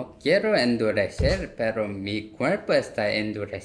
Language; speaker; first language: Spanish; non-native, learner; Korean